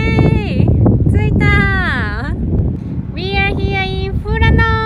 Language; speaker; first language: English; non-native, learner; Japanese